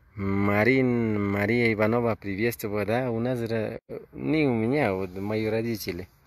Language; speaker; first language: Russian; non-native, learner; Spanish